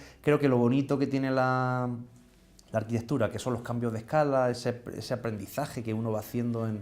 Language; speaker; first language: Spanish; native; Spanish